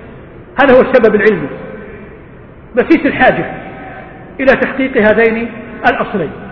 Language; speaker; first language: Arabic; native; Arabic